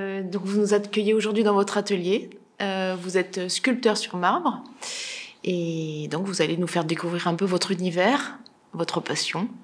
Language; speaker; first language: French; native; French